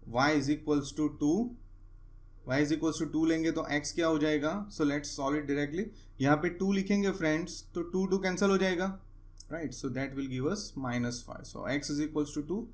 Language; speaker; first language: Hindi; non-native, local second language; Gujarati